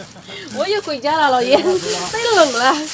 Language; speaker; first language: Chinese; non-native, learner; Indonesian